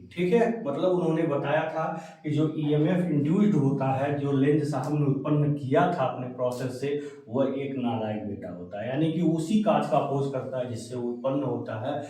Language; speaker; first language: Hindi; native; Hindi